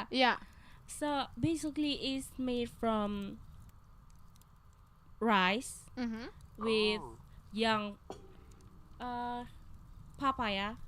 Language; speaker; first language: English; non-native, learner; Indonesian